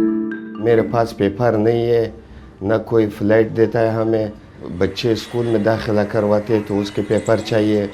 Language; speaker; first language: Hindi; non-native, fluent; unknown